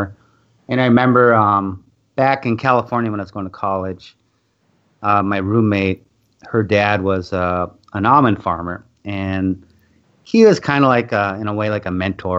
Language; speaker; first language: English; native; English